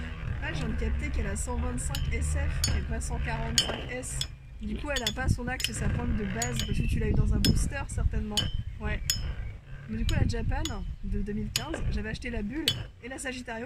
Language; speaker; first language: French; native; French